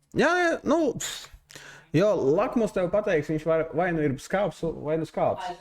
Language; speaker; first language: Latvian; non-native, local second language; Russian